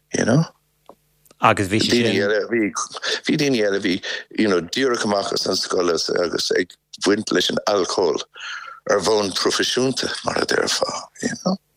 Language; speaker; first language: Irish; native; Irish